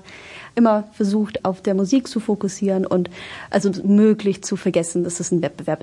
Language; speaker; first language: German; non-native, fluent; English